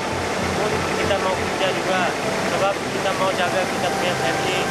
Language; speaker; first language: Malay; non-native, learner; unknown